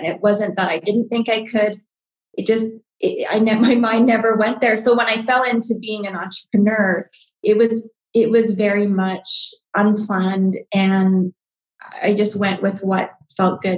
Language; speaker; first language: English; native; English